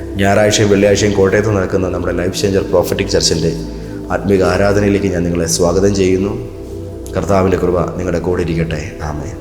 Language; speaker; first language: Malayalam; native; Malayalam